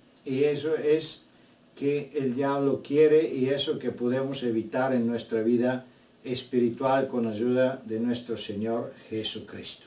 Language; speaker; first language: Spanish; non-native, fluent; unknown